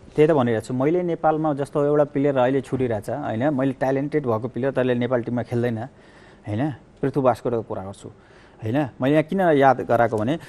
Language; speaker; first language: Nepali; native; Nepali